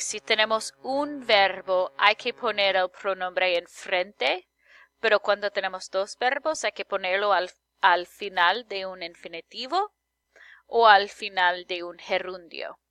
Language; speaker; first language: Spanish; non-native, fluent; English